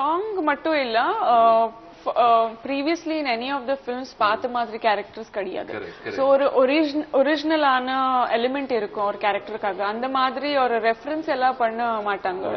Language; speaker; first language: Tamil; non-native, fluent; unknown